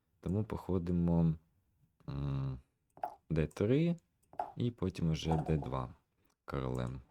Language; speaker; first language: Ukrainian; native; Ukrainian